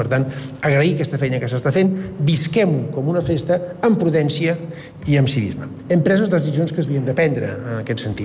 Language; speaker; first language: Catalan; native; Catalan